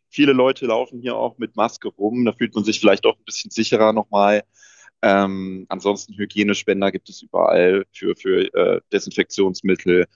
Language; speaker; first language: German; native; German